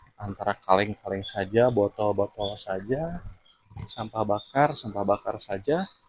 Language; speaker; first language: Indonesian; native; Indonesian